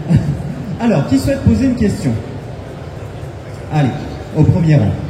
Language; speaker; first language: French; native; French